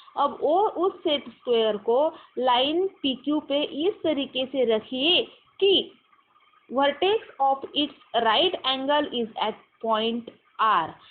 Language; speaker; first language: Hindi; non-native, local second language; Marathi